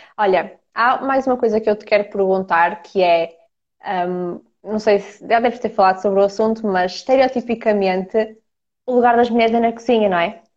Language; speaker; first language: Portuguese; early bilingual, other home language; Ukrainian